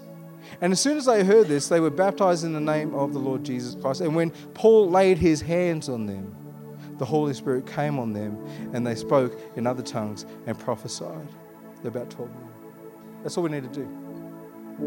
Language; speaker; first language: English; native; English